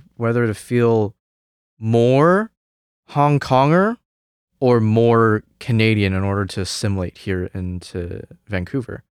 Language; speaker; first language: English; early bilingual, other home language; Cantonese